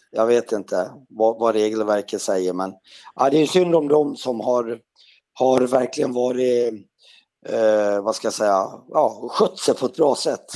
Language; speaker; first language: Swedish; native; Swedish